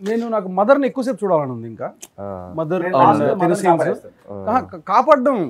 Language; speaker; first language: Telugu; native; Telugu